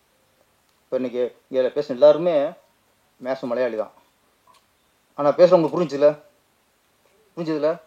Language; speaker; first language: Tamil; native; Tamil